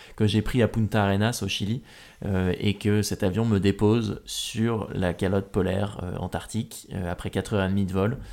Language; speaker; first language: French; native; French